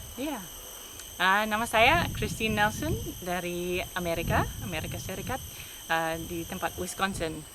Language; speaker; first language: Indonesian; non-native, fluent; English